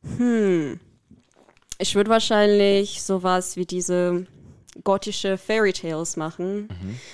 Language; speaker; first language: German; non-native, fluent; Korean